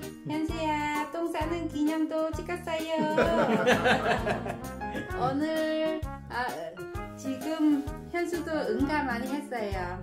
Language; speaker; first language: Korean; non-native, learner; Vietnamese